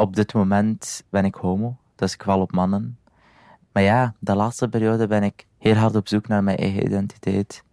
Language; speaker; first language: Dutch; non-native, fluent; Arabic